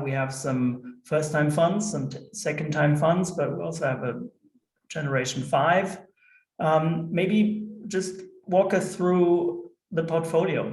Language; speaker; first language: English; non-native, fluent; German